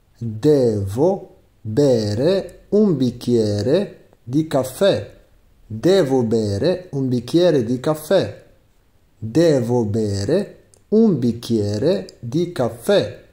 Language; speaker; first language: Italian; non-native, fluent; Arabic